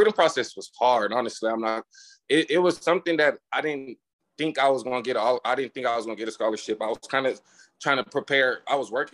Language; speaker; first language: English; native; English